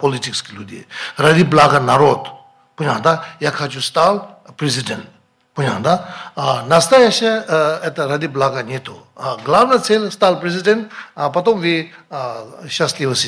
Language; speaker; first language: Russian; non-native, learner; Tibetan